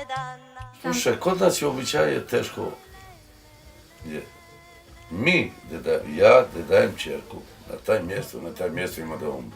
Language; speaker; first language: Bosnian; non-native, local second language; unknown